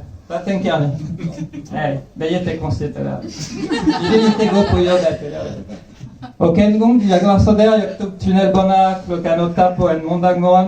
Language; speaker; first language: Swedish; non-native, fluent; French